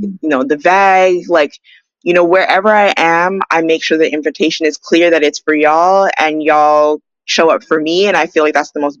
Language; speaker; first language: English; native; English